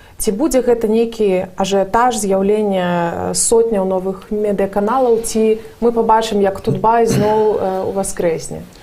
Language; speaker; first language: Belarusian; non-native, local second language; Russian